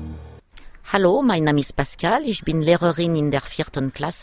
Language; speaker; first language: German; non-native, fluent; French